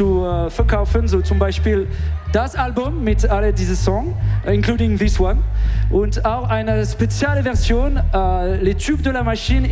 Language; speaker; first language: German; non-native, learner; French